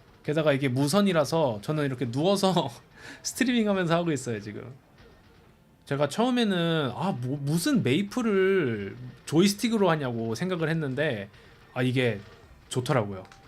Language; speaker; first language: Korean; non-native, fluent; English